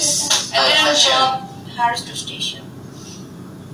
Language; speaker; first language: English; non-native, learner; Indonesian